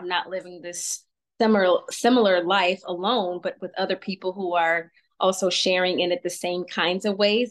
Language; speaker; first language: English; native; English